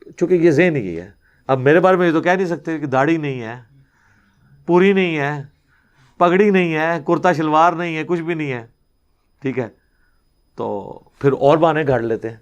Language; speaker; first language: Urdu; non-native, local second language; Punjabi